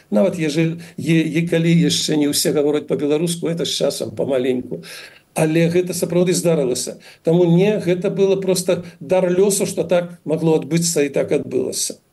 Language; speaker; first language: Belarusian; native; Belarusian